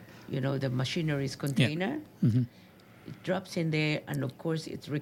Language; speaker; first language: English; non-native, local second language; Cebuano